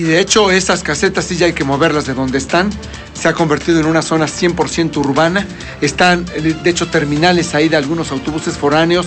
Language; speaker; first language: Spanish; native; Spanish